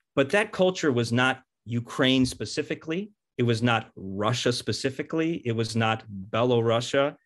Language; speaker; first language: English; early bilingual, other home language; Ukrainian